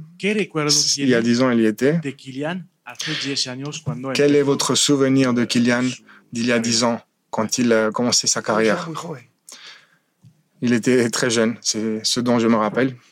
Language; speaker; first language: French; non-native, fluent; Spanish